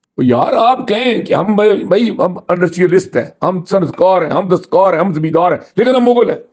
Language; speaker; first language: Urdu; non-native, local second language; Punjabi